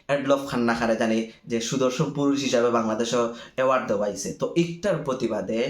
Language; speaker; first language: Bangla; native; Bangla